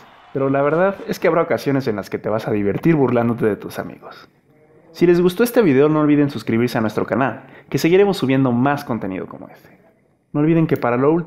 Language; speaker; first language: Spanish; native; Spanish